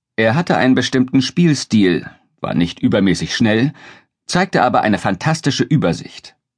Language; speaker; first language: German; native; German